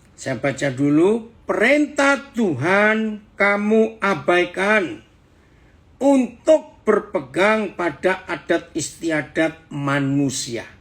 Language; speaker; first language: Indonesian; native; Indonesian